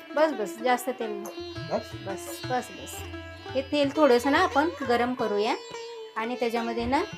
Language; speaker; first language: Marathi; native; Marathi